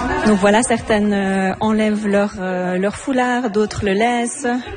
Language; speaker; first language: French; native; French